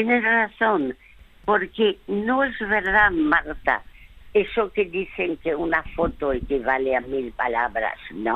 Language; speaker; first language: Spanish; early bilingual, other home language; French